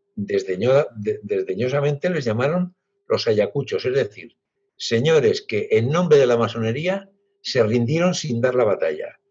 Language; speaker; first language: Spanish; native; Spanish